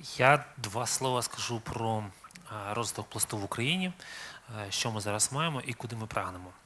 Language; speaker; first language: Ukrainian; native; Ukrainian